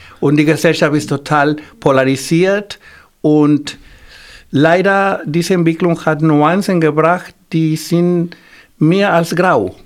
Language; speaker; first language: German; non-native, fluent; Spanish